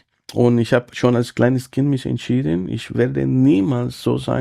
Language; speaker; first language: German; non-native, fluent; Spanish